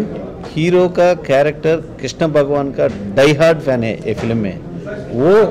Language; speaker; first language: Hindi; non-native, local second language; Telugu